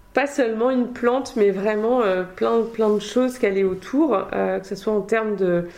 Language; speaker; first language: French; native; French